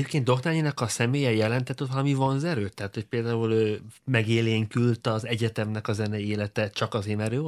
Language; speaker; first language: Hungarian; native; Hungarian